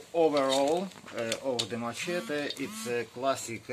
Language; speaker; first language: English; non-native, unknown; Russian